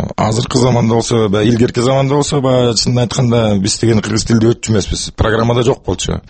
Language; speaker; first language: Kyrgyz; non-native, local second language; Russian